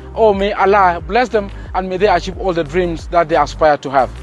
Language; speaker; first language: English; non-native, fluent; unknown